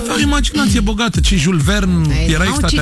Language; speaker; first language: Romanian; native; Romanian